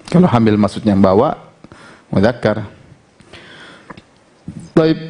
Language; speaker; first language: Indonesian; native; Indonesian